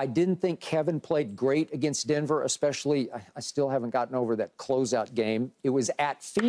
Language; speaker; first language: English; native; English